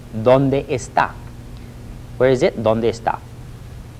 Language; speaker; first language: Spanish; non-native, fluent; English